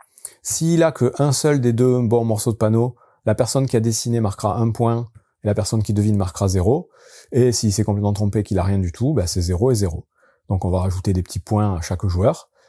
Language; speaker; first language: French; native; French